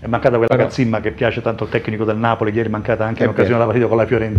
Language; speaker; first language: Italian; native; Italian